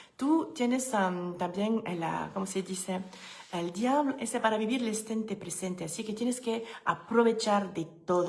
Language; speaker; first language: Spanish; non-native, learner; French